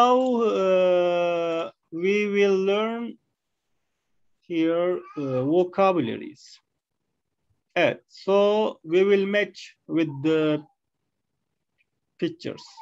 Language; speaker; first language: English; non-native, learner; Arabic